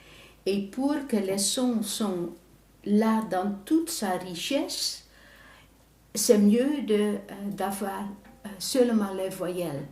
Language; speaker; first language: French; non-native, fluent; Dutch